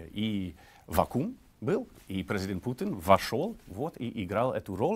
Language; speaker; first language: Russian; non-native, fluent; English